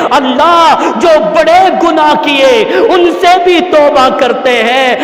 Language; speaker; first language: Urdu; non-native, local second language; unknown